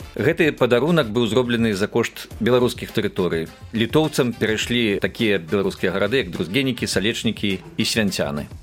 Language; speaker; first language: Belarusian; native; Belarusian